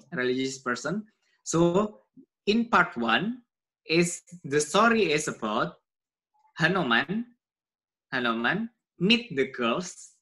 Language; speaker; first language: English; non-native, learner; Indonesian